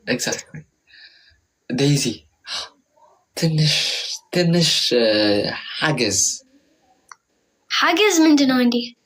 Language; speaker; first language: Amharic; non-native, learner; Tigrinya